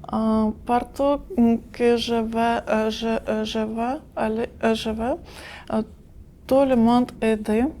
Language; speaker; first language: French; non-native, learner; Ukrainian